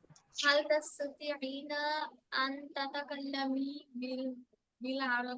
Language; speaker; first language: Arabic; non-native, learner; Bangla